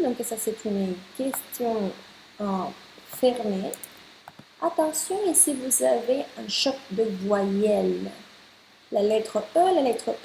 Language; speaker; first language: French; non-native, fluent; Spanish